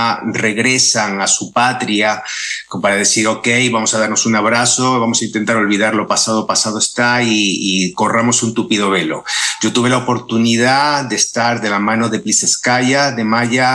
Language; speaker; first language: Spanish; native; Spanish